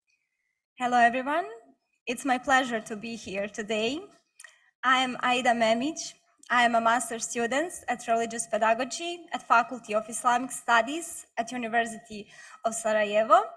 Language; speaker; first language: English; non-native, learner; Bosnian